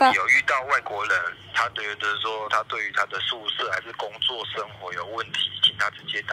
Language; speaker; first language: Chinese; native; Chinese